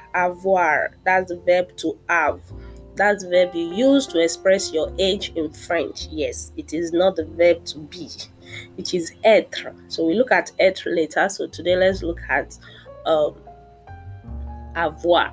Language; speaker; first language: English; non-native, local second language; Yoruba